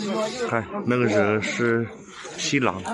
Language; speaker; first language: Chinese; non-native, local second language; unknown